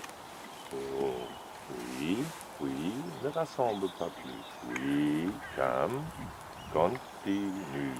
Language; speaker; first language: French; non-native, learner; German